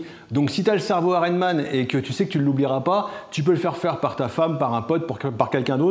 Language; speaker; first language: French; native; French